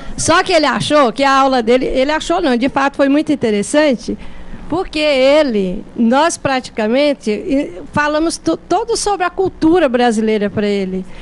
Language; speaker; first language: Portuguese; native; Portuguese